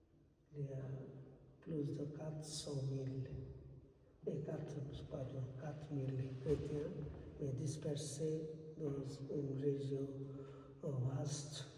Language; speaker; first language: French; non-native, fluent; Bangla